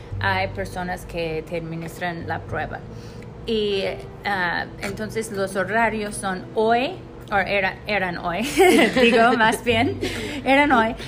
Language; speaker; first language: Spanish; non-native, fluent; English